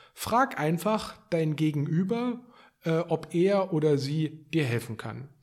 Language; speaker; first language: German; native; German